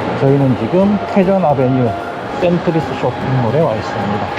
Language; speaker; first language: Korean; native; Korean